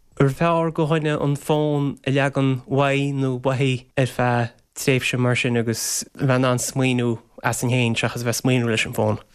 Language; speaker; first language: Irish; native; Irish